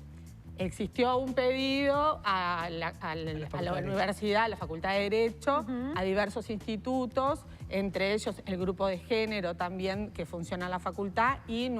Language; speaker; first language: Spanish; native; Spanish